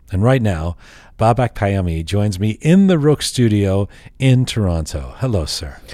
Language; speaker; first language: English; early bilingual, other home language; Persian